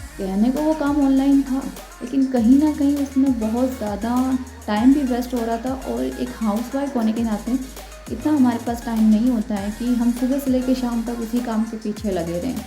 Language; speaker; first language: Hindi; non-native, local second language; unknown